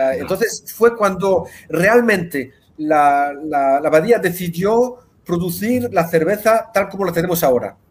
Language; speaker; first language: Spanish; early bilingual, heritage; Spanish